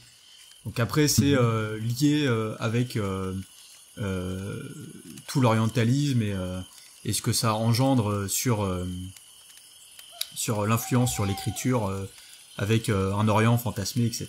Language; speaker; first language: French; native; French